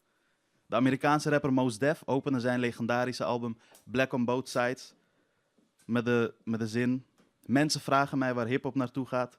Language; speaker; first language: Dutch; early bilingual, other home language; Persian